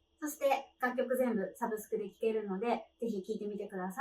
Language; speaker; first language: Japanese; native; Japanese